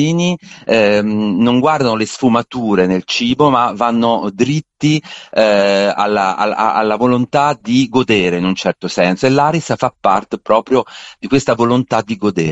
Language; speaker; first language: Italian; native; Italian